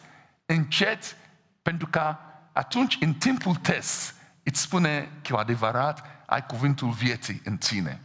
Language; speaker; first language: Romanian; non-native, fluent; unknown